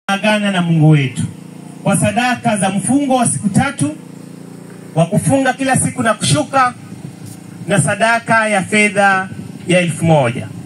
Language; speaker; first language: Swahili; non-native, local second language; Giryama